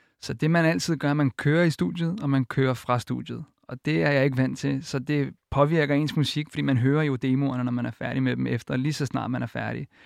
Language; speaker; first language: Danish; early bilingual, other home language; Icelandic